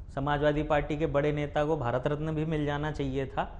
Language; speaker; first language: Hindi; native; Hindi